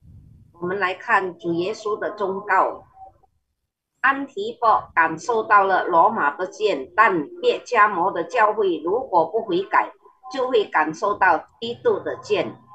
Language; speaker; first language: Chinese; early bilingual, heritage; Chinese